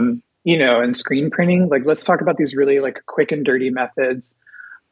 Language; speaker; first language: English; native; English